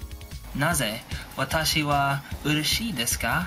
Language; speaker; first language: Japanese; non-native, learner; English